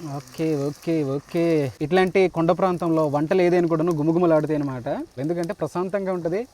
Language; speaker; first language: Telugu; native; Telugu